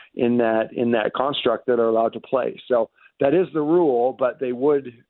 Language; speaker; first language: English; native; English